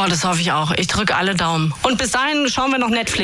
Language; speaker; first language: German; native; German